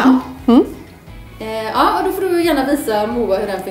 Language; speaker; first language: Swedish; native; Swedish